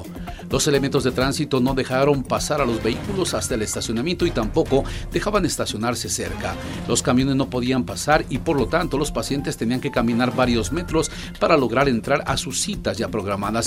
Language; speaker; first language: Spanish; native; Spanish